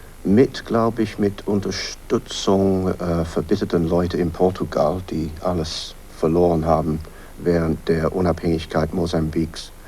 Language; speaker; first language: German; non-native, fluent; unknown